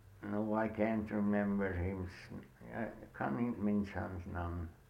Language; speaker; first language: English; non-native, fluent; Swedish